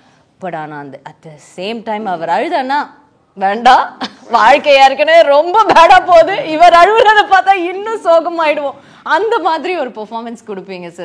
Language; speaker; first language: Tamil; native; Tamil